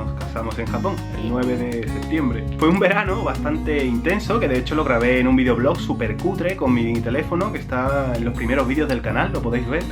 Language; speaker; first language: Spanish; native; Spanish